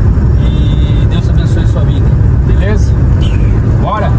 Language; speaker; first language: Portuguese; native; Portuguese